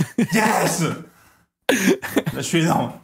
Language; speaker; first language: French; native; French